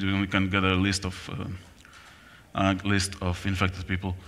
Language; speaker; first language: English; non-native, fluent; Polish